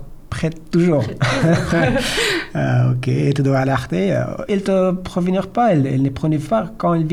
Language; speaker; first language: French; non-native, learner; Persian